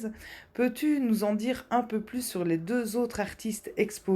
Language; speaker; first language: French; native; French